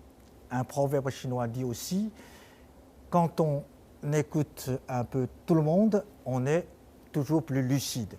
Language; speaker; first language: French; non-native, fluent; Chinese